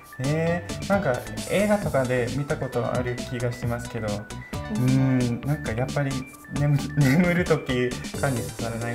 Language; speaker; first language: Japanese; non-native, fluent; English